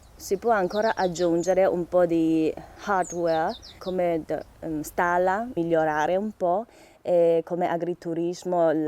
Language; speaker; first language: Italian; non-native, learner; Chinese